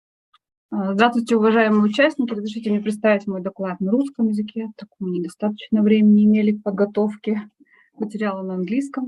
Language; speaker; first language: Russian; non-native, fluent; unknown